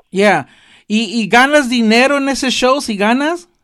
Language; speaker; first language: Spanish; early bilingual, heritage; Spanish